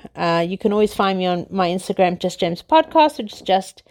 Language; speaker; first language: English; native; English